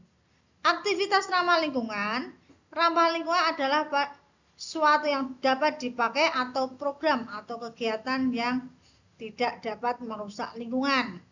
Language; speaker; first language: Indonesian; native; Indonesian